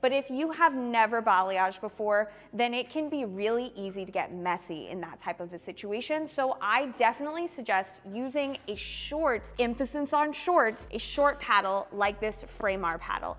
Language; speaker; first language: English; native; English